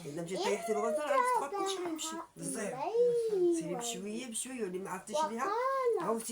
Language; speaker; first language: Arabic; native; Arabic